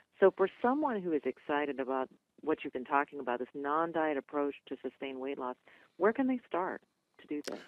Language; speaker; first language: English; native; English